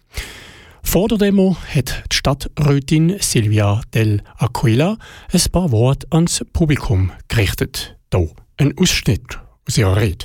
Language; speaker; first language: German; native; German